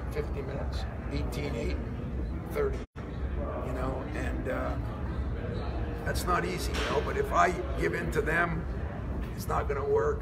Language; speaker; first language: English; native; English